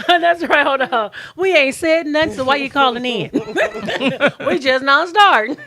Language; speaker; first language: English; native; English